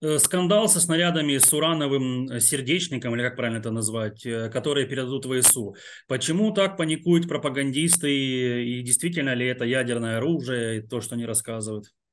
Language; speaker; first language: Russian; non-native, local second language; Ukrainian